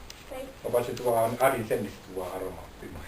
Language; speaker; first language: Bulgarian; non-native, learner; Finnish